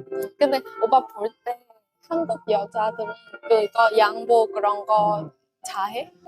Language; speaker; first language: Korean; non-native, learner; Vietnamese